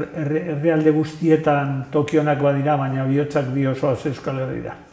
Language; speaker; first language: Basque; non-native, local second language; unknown